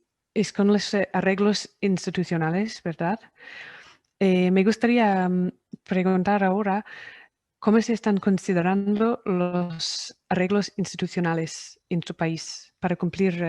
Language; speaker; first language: Spanish; non-native, fluent; English